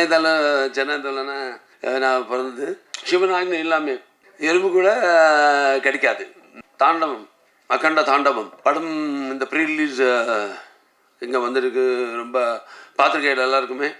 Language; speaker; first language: Tamil; non-native, local second language; Telugu